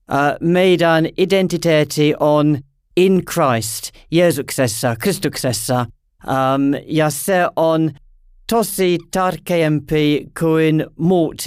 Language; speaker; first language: Finnish; non-native, learner; English